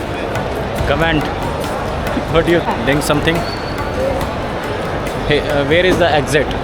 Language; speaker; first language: English; non-native, learner; Hindi